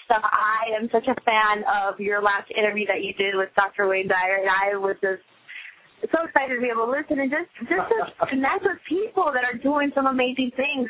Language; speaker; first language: English; native; English